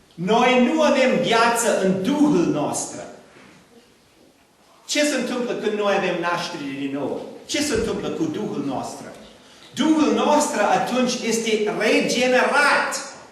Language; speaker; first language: Romanian; non-native, learner; English